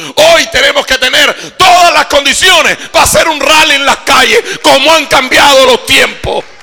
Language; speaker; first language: Spanish; native; Spanish